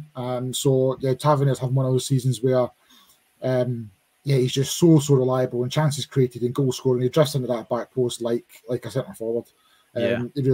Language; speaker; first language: English; native; English